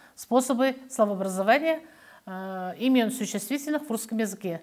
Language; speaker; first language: Russian; non-native, local second language; Kazakh